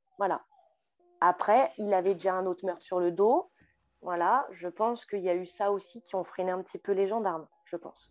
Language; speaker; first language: French; native; French